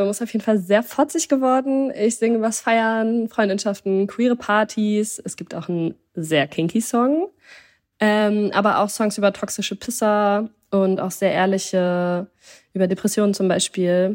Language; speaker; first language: German; native; German